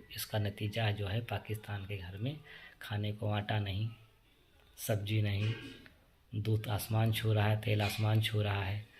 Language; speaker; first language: Hindi; native; Hindi